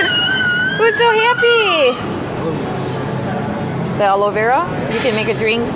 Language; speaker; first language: English; non-native, learner; Indonesian